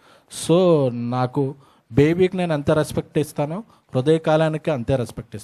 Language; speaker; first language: Telugu; native; Telugu